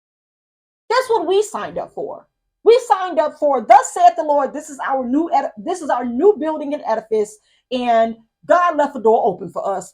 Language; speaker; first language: English; native; English